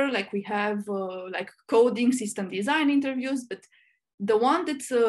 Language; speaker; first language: English; non-native, fluent; Romanian